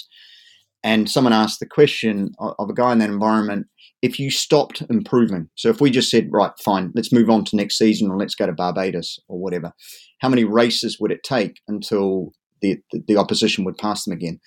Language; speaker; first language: English; native; English